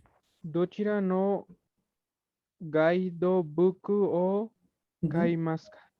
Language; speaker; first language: Japanese; non-native, learner; Spanish